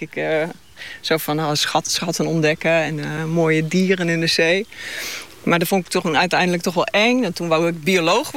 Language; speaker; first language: Dutch; native; Dutch